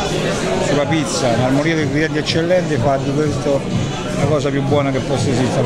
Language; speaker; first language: Italian; native; Italian